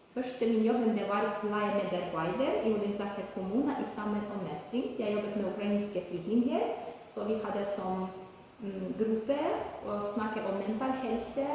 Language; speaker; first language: Norwegian; non-native, learner; Ukrainian